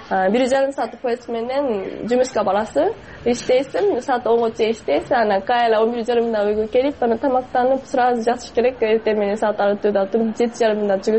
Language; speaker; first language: Kyrgyz; non-native, fluent; Japanese